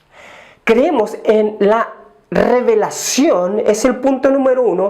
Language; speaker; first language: Spanish; native; Spanish